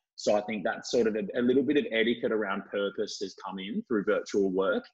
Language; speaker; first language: English; native; English